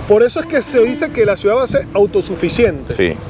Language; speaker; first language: Spanish; native; Spanish